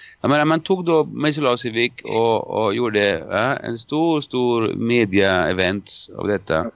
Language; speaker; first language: Swedish; non-native, fluent; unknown